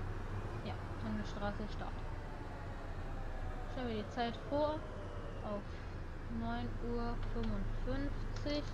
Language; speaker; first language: German; native; German